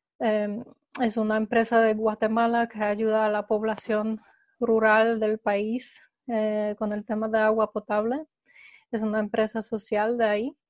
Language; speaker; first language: Spanish; non-native, fluent; Polish